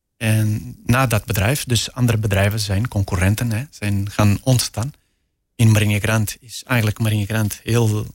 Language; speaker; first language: Dutch; non-native, fluent; Portuguese